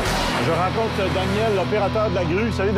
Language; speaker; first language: French; native; French